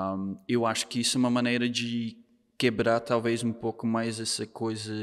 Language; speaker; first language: Portuguese; non-native, fluent; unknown